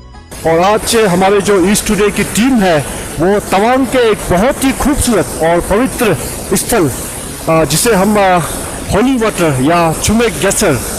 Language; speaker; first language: Hindi; native; Hindi